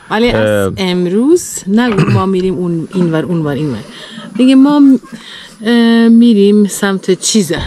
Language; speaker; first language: Persian; non-native, learner; Norwegian